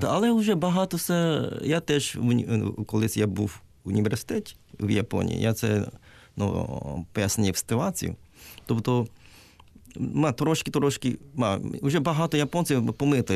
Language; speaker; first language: Ukrainian; non-native, learner; Japanese